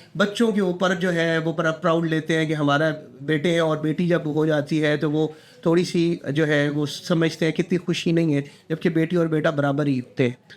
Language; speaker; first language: Urdu; non-native, local second language; Punjabi